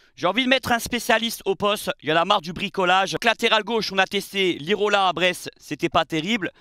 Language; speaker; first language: French; native; French